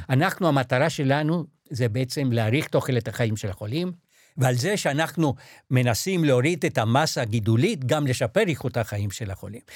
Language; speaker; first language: Hebrew; non-native, fluent; Spanish